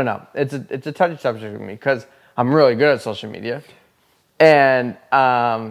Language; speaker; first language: English; native; English